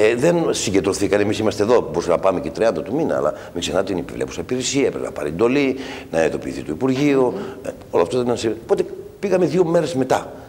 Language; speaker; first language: Greek; native; Greek